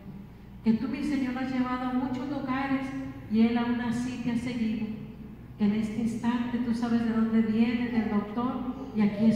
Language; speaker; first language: Spanish; native; Spanish